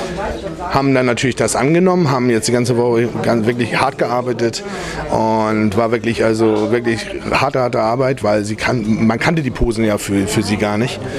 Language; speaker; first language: German; native; German